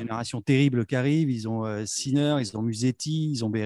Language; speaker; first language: French; native; French